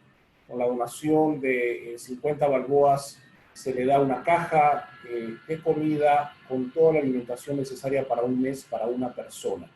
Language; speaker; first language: Spanish; native; Spanish